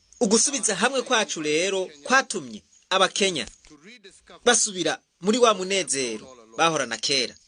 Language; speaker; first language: Rundi; native; Rundi